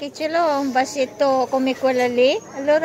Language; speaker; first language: Italian; non-native, fluent; Filipino